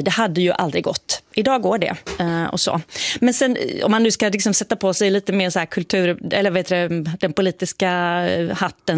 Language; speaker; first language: Swedish; native; Swedish